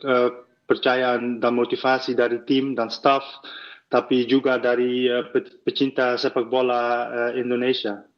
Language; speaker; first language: Indonesian; non-native, fluent; Dutch